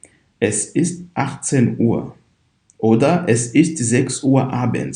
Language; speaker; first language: German; non-native, fluent; Kinyarwanda